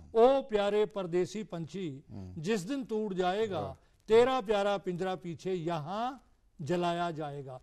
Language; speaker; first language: Hindi; non-native, local second language; Punjabi